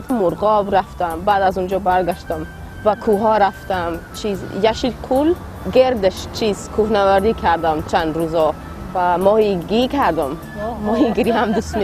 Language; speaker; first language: Persian; non-native, learner; Swedish